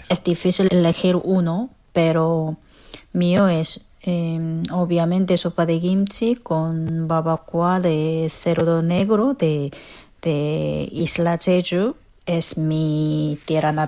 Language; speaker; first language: Spanish; non-native, fluent; Korean